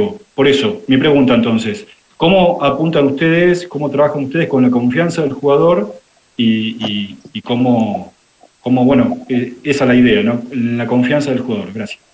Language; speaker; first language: Spanish; native; Spanish